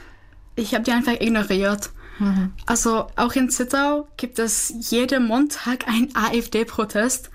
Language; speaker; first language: German; non-native, fluent; Czech